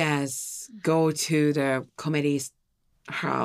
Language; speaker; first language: English; non-native, learner; Japanese